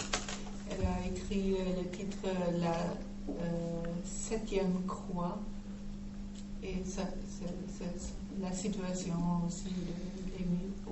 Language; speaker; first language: French; non-native, fluent; German